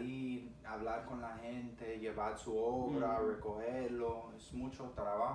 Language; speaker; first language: Spanish; early bilingual, other home language; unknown